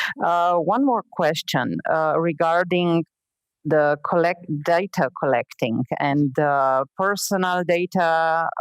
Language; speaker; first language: English; non-native, fluent; Slovenian